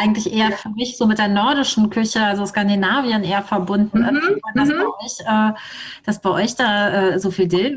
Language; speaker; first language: German; native; German